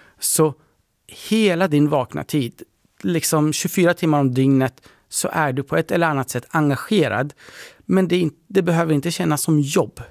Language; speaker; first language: Swedish; early bilingual, other home language; Persian